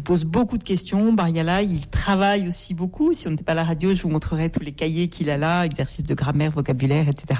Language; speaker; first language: French; native; French